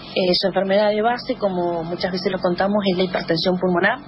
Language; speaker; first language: Spanish; native; Spanish